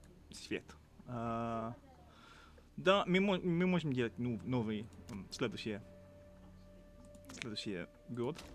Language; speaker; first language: Russian; non-native, learner; English